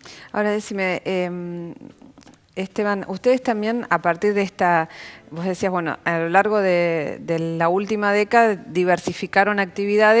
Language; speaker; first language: Spanish; native; Spanish